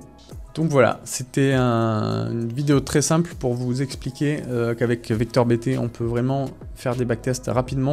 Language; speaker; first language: French; native; French